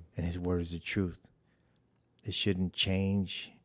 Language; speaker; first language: English; native; English